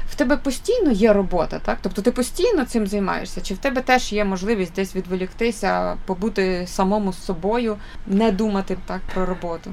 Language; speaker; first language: Ukrainian; native; Ukrainian